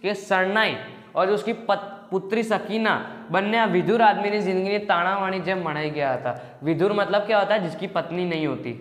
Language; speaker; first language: Hindi; non-native, local second language; Gujarati